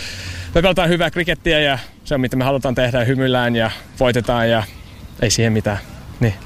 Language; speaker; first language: Finnish; non-native, learner; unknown